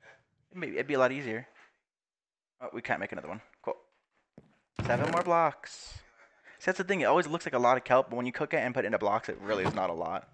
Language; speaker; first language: English; native; English